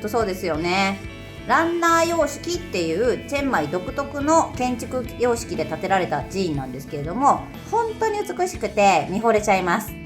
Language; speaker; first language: Japanese; native; Japanese